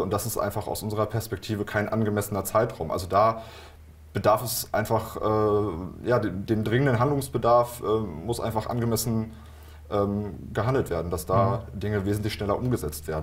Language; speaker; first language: German; native; German